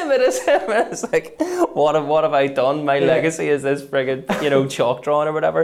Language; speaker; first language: English; native; English